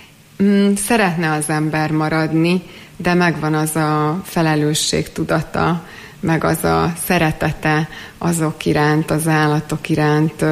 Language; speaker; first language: Hungarian; native; Hungarian